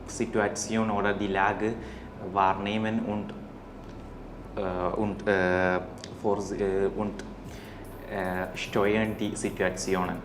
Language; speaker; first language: German; non-native, learner; Malayalam